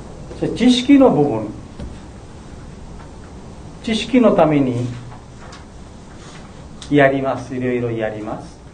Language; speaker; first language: Japanese; non-native, learner; Bangla